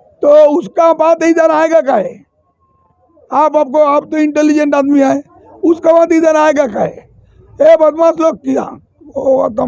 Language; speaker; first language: Hindi; non-native, local second language; Bangla